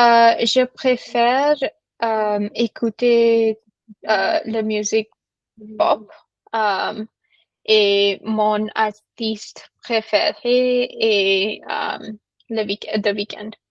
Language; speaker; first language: French; non-native, learner; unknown